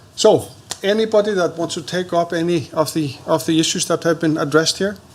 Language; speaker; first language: English; non-native, fluent; Icelandic